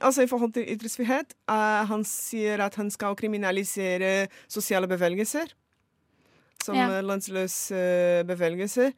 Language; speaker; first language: Norwegian; non-native, fluent; Portuguese